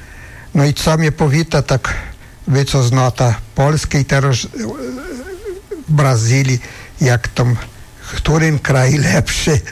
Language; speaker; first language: Polish; early bilingual, heritage; Polish